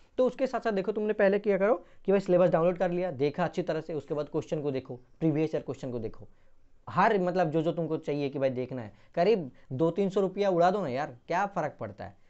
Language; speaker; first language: Hindi; non-native, local second language; Bangla